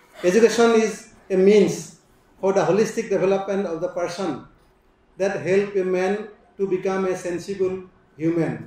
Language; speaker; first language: English; non-native, local second language; Assamese